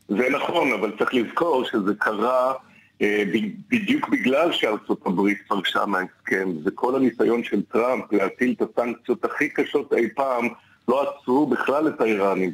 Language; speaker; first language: Hebrew; native; Hebrew